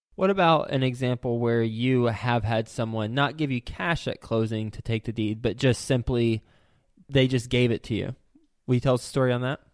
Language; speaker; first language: English; native; English